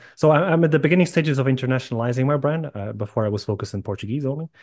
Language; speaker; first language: English; non-native, fluent; Portuguese